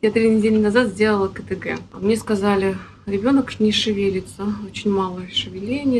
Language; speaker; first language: Russian; native; Russian